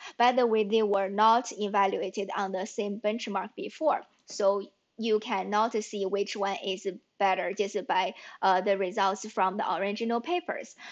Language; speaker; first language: English; non-native, fluent; Chinese